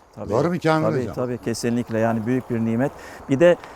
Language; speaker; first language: Turkish; native; Turkish